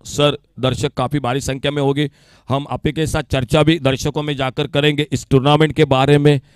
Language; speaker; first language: Hindi; non-native, local second language; Marathi